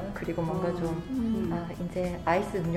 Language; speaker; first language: Korean; native; Korean